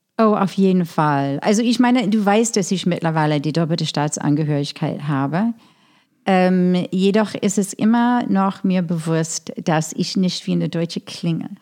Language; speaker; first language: German; non-native, fluent; English